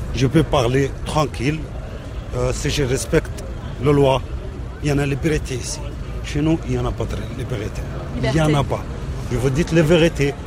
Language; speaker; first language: French; non-native, fluent; Arabic